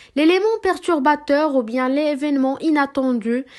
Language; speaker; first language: French; non-native, local second language; Arabic